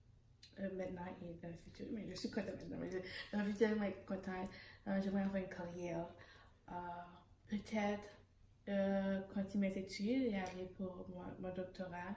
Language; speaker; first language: French; early bilingual, heritage; Haitian Creole